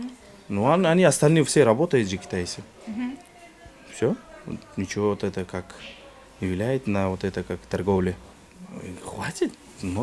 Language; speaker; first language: Russian; non-native, local second language; Kyrgyz